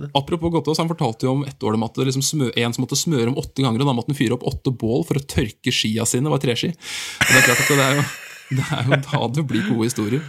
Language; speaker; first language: Norwegian; native; Norwegian